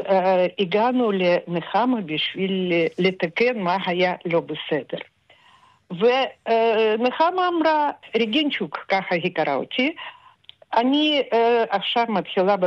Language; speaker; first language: Hebrew; non-native, fluent; Russian